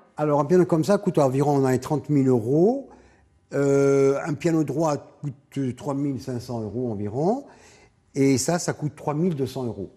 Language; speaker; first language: French; native; French